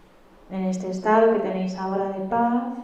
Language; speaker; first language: Spanish; native; Spanish